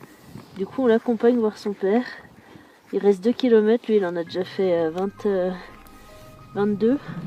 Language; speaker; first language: French; native; French